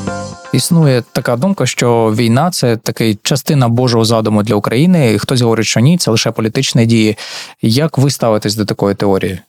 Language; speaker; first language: Ukrainian; native; Ukrainian